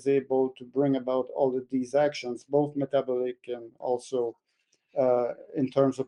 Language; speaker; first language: English; native; English